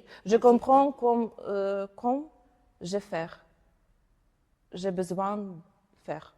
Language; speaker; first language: French; non-native, learner; Ukrainian